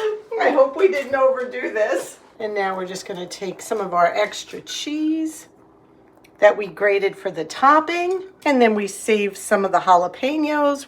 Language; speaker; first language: English; native; English